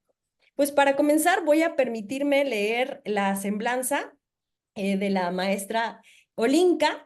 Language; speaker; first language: Spanish; native; Spanish